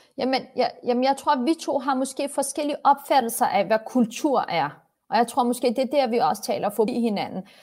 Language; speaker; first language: Danish; early bilingual, other home language; Turkish